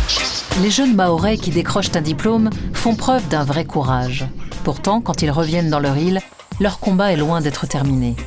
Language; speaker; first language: French; native; French